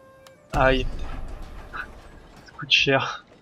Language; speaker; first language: French; native; French